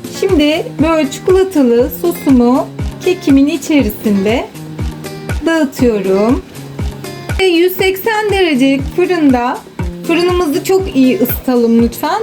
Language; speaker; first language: Turkish; native; Turkish